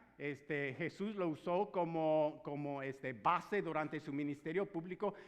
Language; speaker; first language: Spanish; non-native, fluent; English